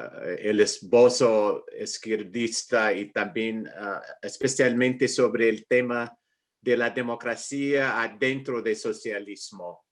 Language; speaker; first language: Spanish; non-native, fluent; English